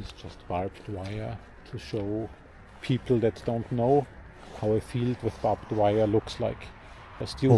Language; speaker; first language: English; non-native, fluent; German